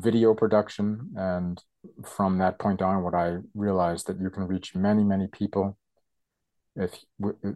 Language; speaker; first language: English; native; English